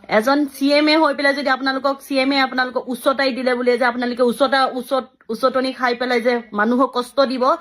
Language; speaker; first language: Assamese; native; Assamese